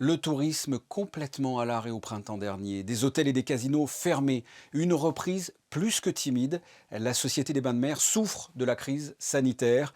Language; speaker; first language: French; native; French